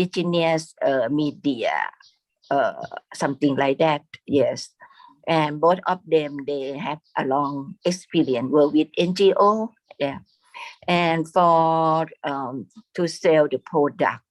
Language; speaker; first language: English; non-native, fluent; Thai